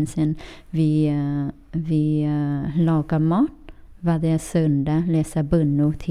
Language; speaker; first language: Swedish; non-native, learner; Vietnamese